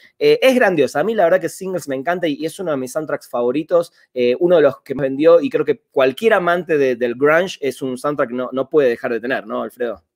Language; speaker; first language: Spanish; native; Spanish